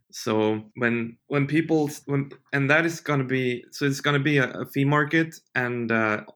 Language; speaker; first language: English; non-native, fluent; Swedish